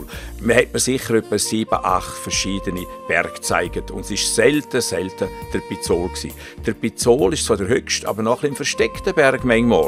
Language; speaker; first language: German; native; German